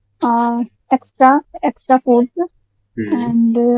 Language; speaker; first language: English; non-native, learner; Hindi